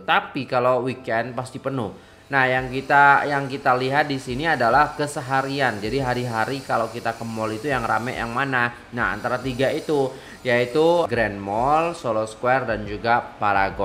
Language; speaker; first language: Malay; non-native, local second language; Javanese